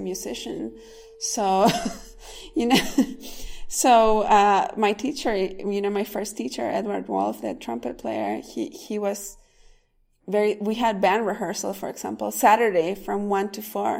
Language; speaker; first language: English; non-native, fluent; Spanish